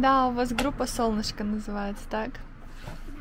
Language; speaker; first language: Russian; native; Russian